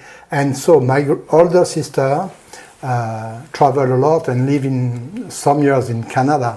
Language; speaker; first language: English; non-native, learner; French